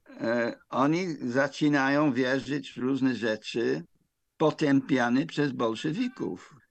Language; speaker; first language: Polish; non-native, fluent; English